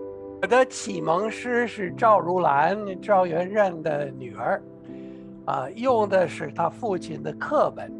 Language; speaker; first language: Chinese; non-native, fluent; English